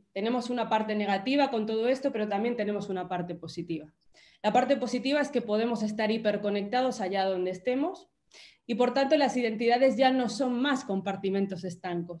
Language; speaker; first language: Spanish; native; Spanish